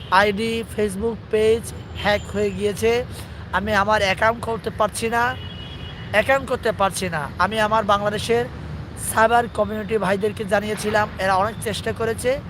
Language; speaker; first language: Bangla; non-native, local second language; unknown